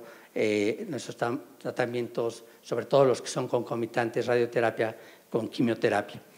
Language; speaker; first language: Spanish; native; Spanish